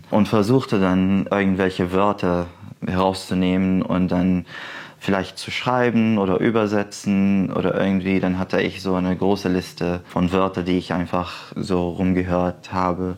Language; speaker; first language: German; non-native, fluent; Arabic